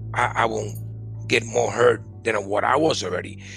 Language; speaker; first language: English; early bilingual, other home language; Spanish